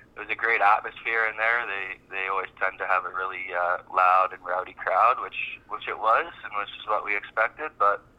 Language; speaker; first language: English; native; English